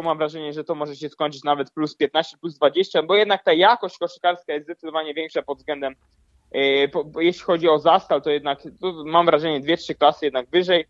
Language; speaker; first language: Polish; native; Polish